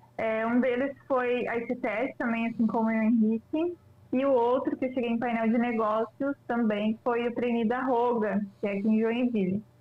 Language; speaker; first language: Portuguese; native; Portuguese